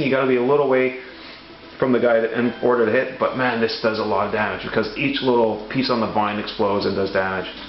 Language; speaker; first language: English; native; English